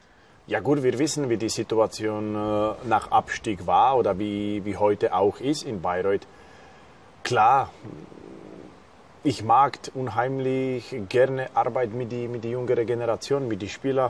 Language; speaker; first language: German; non-native, fluent; Slovak